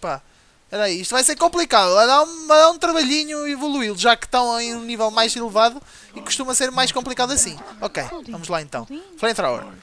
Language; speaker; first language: Portuguese; native; Portuguese